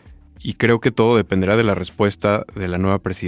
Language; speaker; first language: Spanish; native; Spanish